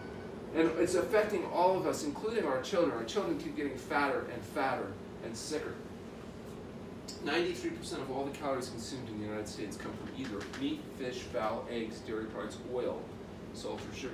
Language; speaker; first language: English; native; English